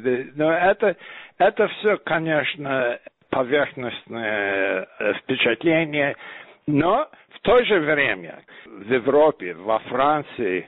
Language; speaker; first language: Russian; non-native, fluent; English